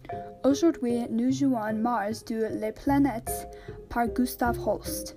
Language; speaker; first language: French; non-native, learner; English